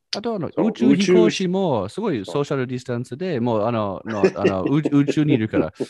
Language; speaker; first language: Japanese; non-native, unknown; English